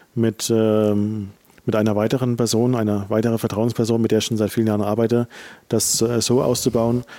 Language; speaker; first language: German; native; German